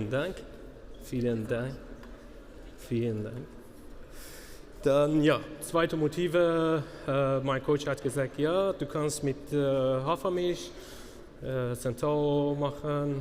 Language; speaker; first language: German; non-native, learner; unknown